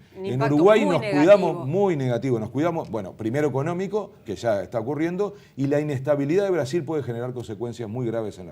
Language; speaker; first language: Spanish; native; Spanish